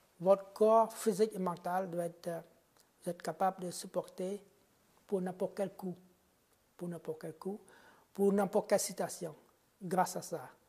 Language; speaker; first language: French; non-native, fluent; Khmer